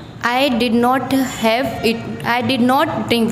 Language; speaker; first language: English; non-native, learner; Hindi